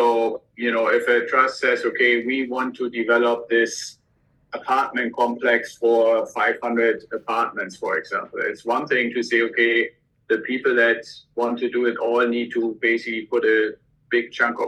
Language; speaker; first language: English; non-native, fluent; German